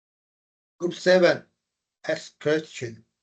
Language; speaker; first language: English; non-native, fluent; Chinese